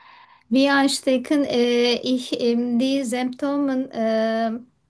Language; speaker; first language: German; non-native, learner; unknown